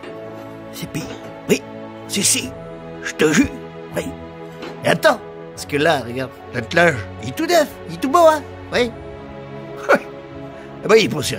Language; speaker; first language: French; native; French